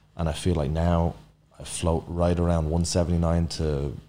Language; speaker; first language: English; native; English